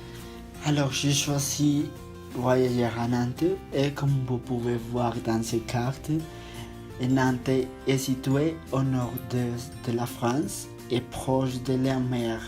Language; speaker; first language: French; non-native, learner; Spanish